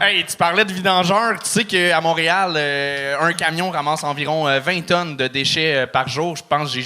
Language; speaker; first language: French; native; French